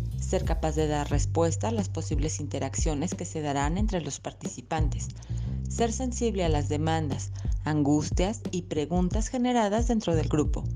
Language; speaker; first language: Spanish; native; Spanish